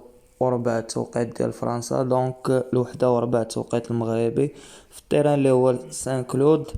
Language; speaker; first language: Arabic; native; Arabic